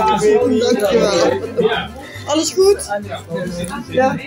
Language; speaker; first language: Dutch; non-native, learner; English